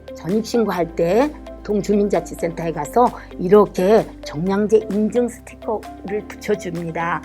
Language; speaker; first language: Korean; native; Korean